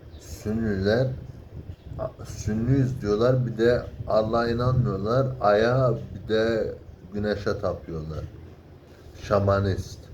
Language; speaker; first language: Turkish; early bilingual, heritage; Turkish